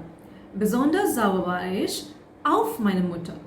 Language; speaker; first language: German; non-native, fluent; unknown